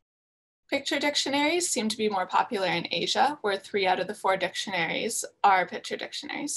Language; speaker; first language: English; native; English